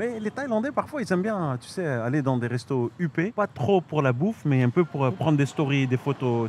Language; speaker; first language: French; native; French